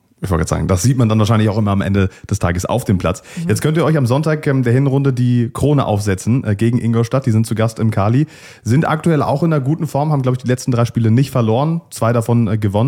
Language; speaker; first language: German; native; German